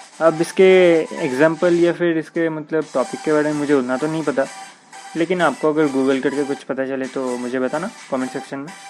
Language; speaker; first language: Hindi; non-native, local second language; Bangla